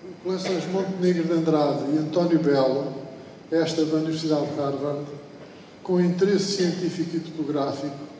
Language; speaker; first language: Portuguese; native; Portuguese